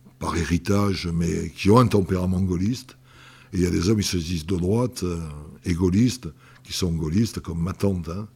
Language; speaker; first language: French; native; French